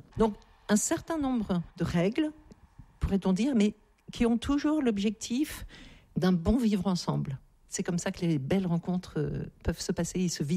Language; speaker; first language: French; native; French